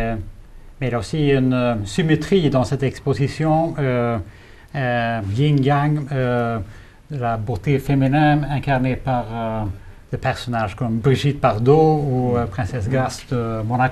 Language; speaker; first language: French; non-native, fluent; Swedish